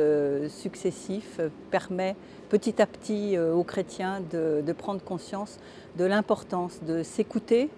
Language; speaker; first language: French; native; French